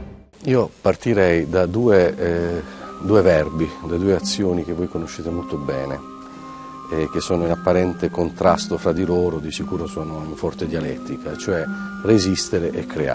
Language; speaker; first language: Italian; native; Italian